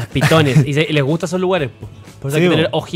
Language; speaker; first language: Spanish; native; Spanish